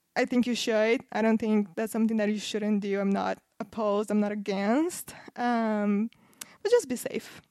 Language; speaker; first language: English; non-native, fluent; Portuguese